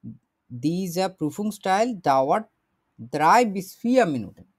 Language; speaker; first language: German; non-native, learner; Bangla